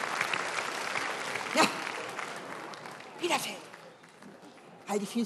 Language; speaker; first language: German; native; German